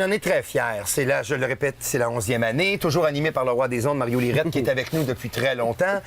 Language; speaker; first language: French; native; French